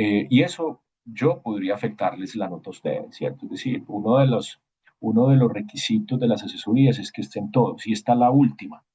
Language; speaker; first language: Spanish; native; Spanish